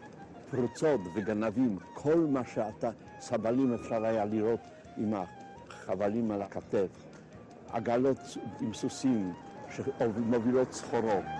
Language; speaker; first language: Hebrew; non-native, fluent; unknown